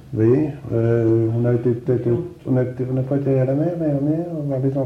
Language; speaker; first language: French; native; French